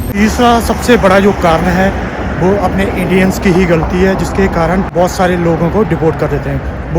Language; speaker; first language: Hindi; non-native, local second language; Punjabi